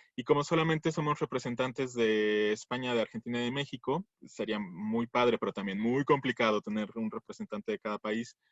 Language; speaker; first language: Spanish; native; Spanish